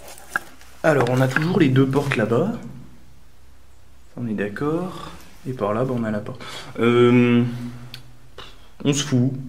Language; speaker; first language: French; native; French